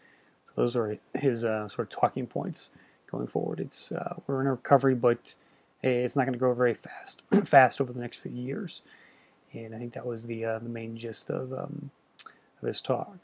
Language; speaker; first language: English; native; English